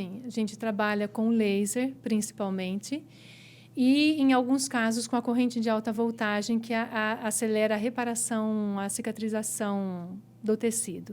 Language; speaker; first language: Portuguese; native; Portuguese